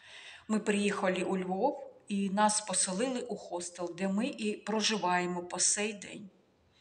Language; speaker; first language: Ukrainian; non-native, local second language; Russian